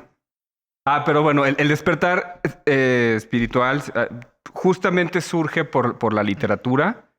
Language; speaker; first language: Spanish; native; Spanish